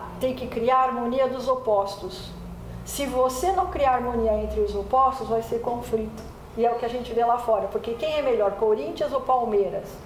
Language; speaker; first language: Portuguese; native; Portuguese